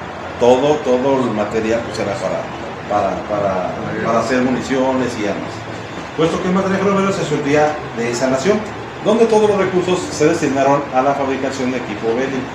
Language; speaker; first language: Spanish; native; Spanish